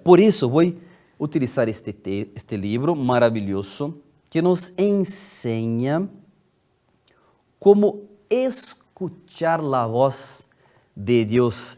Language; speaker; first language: Spanish; non-native, fluent; Portuguese